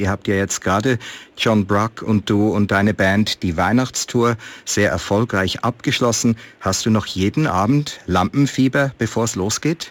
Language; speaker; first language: German; native; German